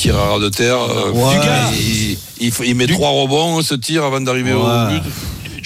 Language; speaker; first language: French; native; French